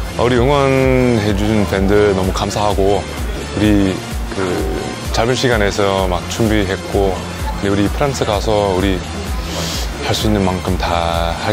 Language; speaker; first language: Korean; non-native, fluent; English